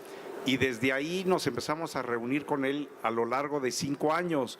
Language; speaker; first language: Spanish; native; Spanish